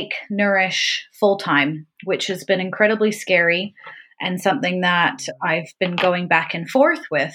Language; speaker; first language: English; native; English